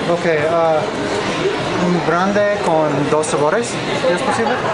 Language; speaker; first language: Spanish; non-native, learner; English